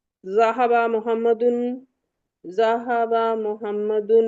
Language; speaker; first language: Arabic; non-native, learner; Urdu